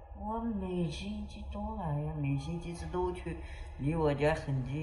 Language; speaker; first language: Chinese; non-native, local second language; Uyghur